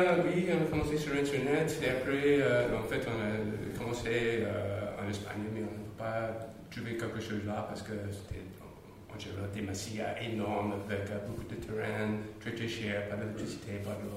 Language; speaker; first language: French; non-native, learner; English